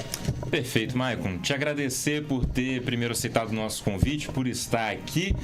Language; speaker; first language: Portuguese; native; Portuguese